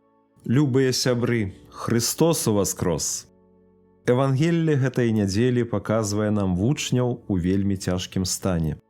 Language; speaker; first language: Belarusian; native; Belarusian